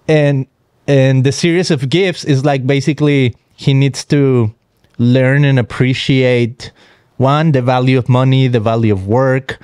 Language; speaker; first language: English; non-native, fluent; Spanish